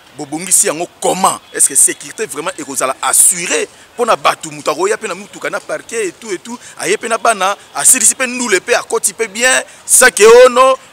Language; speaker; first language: Lingala; native; Lingala